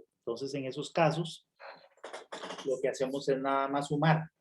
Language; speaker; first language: Spanish; native; Spanish